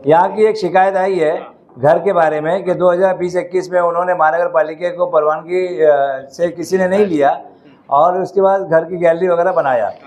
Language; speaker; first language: Hindi; non-native, local second language; Marathi